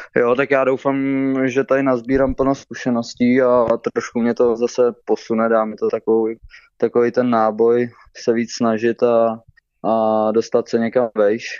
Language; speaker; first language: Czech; native; Czech